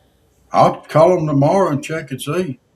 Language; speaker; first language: English; native; English